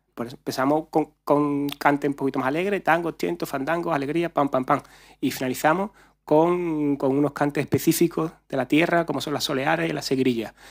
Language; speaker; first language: Spanish; native; Spanish